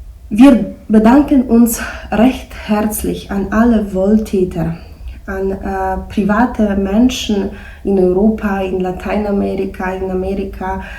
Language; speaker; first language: German; early bilingual, heritage; German